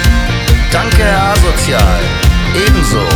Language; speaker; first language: German; native; German